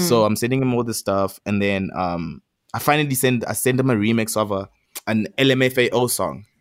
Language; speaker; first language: English; non-native, local second language; Zulu